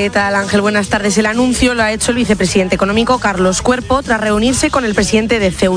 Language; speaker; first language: Spanish; native; Spanish